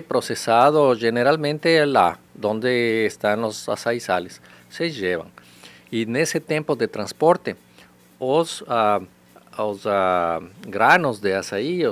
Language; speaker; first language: Portuguese; non-native, learner; Spanish